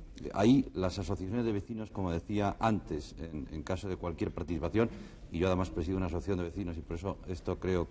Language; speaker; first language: Spanish; native; Spanish